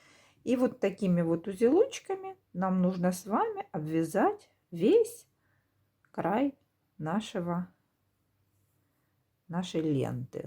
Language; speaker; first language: Russian; native; Russian